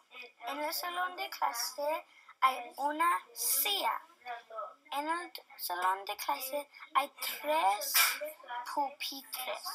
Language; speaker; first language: Spanish; non-native, learner; English